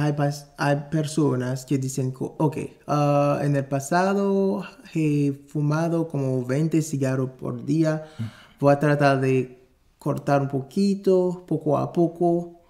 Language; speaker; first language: Spanish; non-native, fluent; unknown